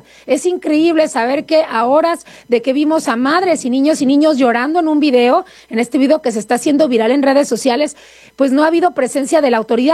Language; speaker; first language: Spanish; native; Spanish